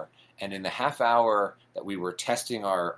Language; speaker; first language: English; native; English